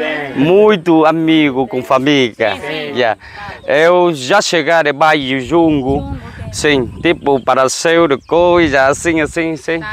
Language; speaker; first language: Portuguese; non-native, learner; Vietnamese